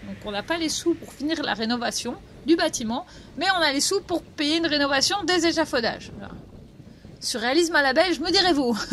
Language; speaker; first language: French; native; French